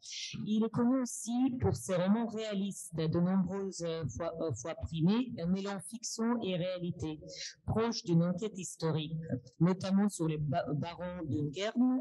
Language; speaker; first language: French; non-native, fluent; Russian